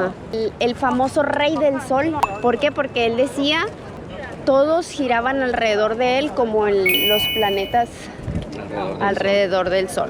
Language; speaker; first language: Spanish; native; Spanish